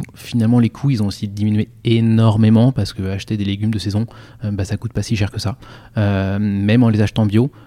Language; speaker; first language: French; native; French